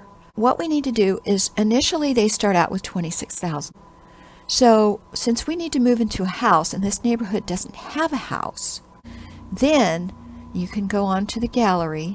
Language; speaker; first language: English; native; English